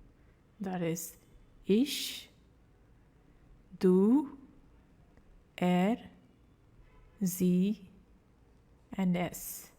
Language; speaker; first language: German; non-native, fluent; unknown